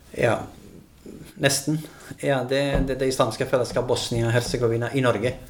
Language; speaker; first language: Norwegian; non-native, fluent; Bosnian